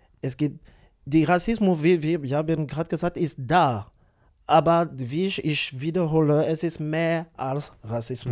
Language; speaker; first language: German; non-native, learner; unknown